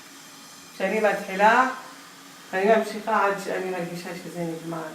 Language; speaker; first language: Hebrew; non-native, local second language; Arabic